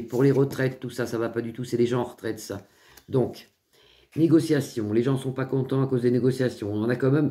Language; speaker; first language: French; native; French